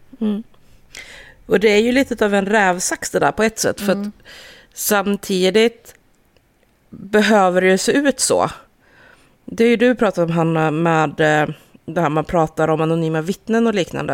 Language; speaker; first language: Swedish; native; Swedish